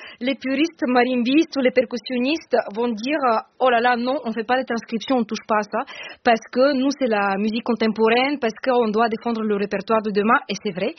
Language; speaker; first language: French; non-native, fluent; Bulgarian